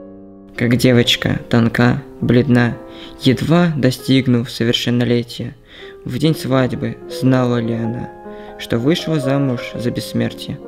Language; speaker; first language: Russian; native; Russian